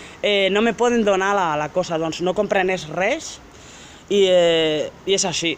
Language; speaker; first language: Catalan; non-native, fluent; French